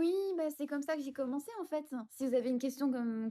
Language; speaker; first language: French; native; French